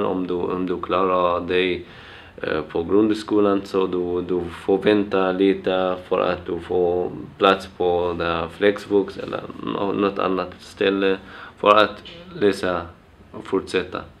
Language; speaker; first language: Swedish; non-native, learner; Arabic